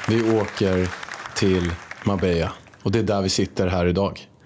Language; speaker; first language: Swedish; early bilingual, other home language; Spanish